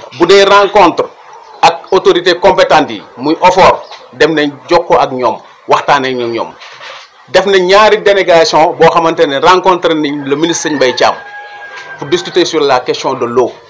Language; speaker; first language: Wolof; non-native, local second language; Serer